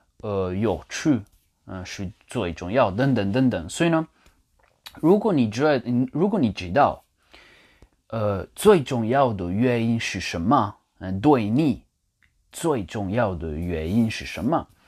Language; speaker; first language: Chinese; non-native, learner; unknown